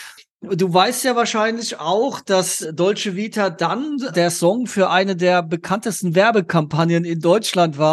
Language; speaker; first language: German; native; German